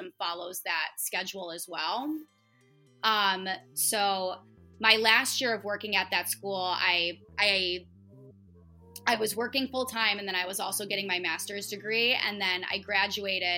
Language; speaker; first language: English; native; English